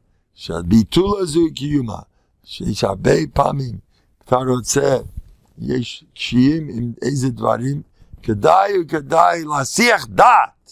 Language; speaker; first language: Hebrew; non-native, fluent; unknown